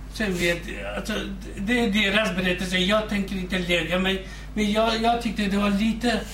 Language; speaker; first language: Swedish; non-native, fluent; Kurdish